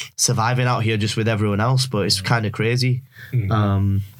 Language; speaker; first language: English; early bilingual, other home language; Urdu